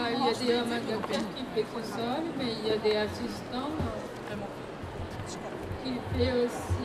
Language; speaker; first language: French; non-native, fluent; Japanese